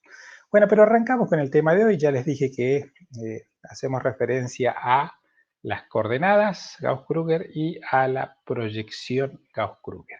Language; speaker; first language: Spanish; native; Spanish